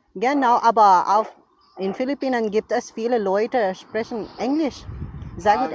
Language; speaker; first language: German; non-native, learner; Cebuano